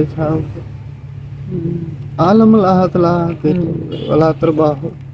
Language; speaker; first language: Filipino; non-native, learner; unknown